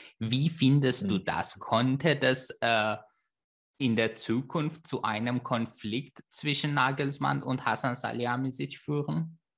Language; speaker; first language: German; non-native, fluent; Persian